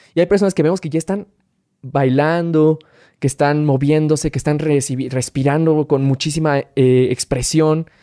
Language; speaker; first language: Spanish; native; Spanish